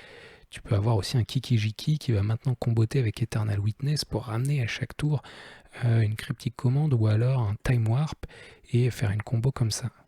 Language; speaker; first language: French; native; French